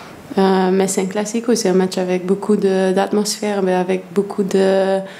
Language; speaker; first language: French; non-native, fluent; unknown